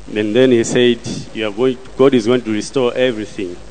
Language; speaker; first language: English; non-native, local second language; Nyanja